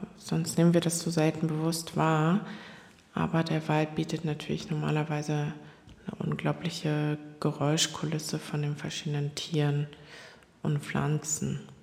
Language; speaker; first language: German; non-native, fluent; Korean